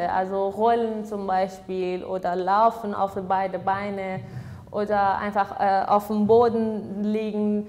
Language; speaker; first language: German; non-native, fluent; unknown